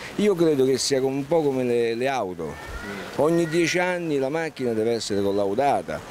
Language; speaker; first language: Italian; native; Italian